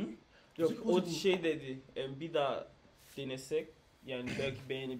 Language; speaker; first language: Turkish; non-native, fluent; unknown